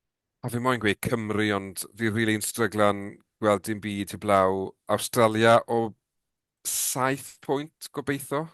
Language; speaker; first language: Welsh; native; Welsh